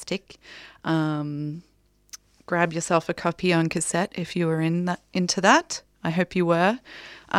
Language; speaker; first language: English; native; English